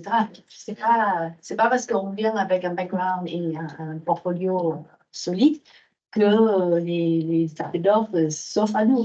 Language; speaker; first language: French; non-native, fluent; Vietnamese